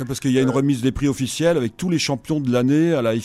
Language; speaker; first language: French; native; French